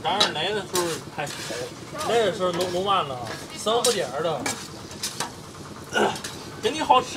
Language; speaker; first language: Chinese; native; Chinese